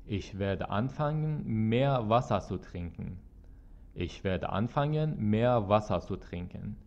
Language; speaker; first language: German; non-native, fluent; Persian